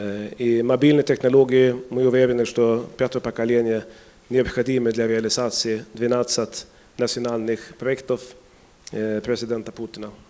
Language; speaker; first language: Russian; non-native, fluent; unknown